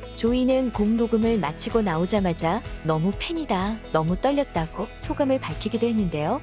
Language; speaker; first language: Korean; native; Korean